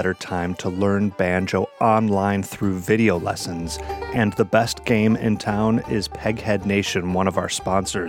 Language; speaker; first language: English; native; English